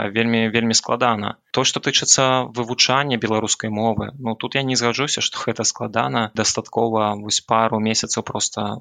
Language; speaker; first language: Belarusian; non-native, local second language; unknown